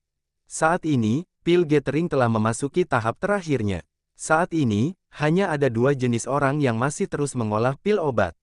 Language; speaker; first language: Indonesian; native; Indonesian